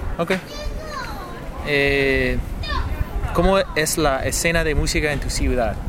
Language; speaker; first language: Spanish; non-native, fluent; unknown